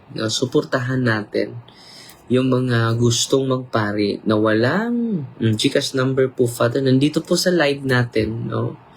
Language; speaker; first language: Filipino; non-native, local second language; Cebuano